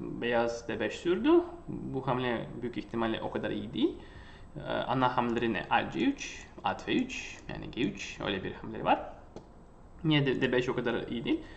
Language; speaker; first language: Turkish; non-native, fluent; Russian